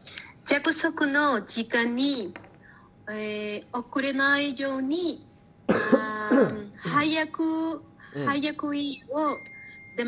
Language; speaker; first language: Japanese; non-native, learner; Spanish